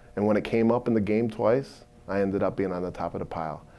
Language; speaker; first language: English; native; English